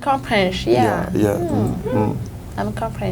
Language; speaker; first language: English; non-native, learner; Lingala